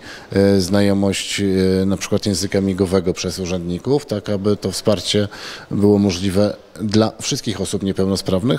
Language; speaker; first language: Polish; native; Polish